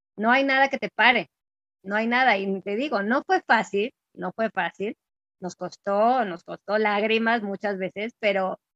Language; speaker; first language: Spanish; native; Spanish